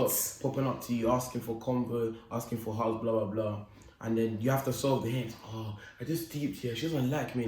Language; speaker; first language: English; native; English